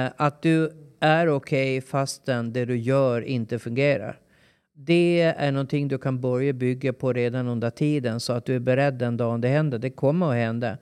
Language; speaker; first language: Swedish; native; Swedish